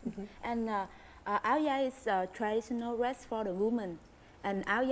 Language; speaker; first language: English; non-native, learner; Vietnamese